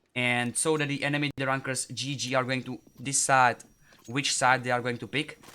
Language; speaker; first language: English; non-native, fluent; Czech